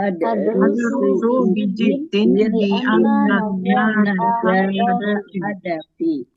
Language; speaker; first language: Arabic; non-native, learner; Indonesian